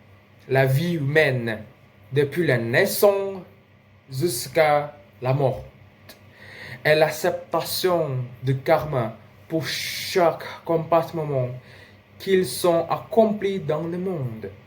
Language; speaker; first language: French; non-native, learner; Indonesian